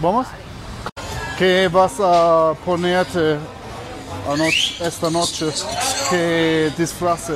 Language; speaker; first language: Spanish; non-native, learner; German